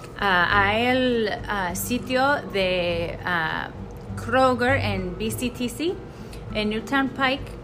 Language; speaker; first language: Spanish; non-native, fluent; English